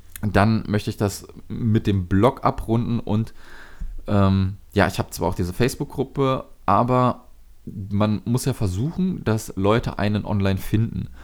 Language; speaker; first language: German; native; German